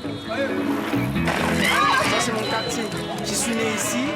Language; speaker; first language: French; non-native, local second language; Lingala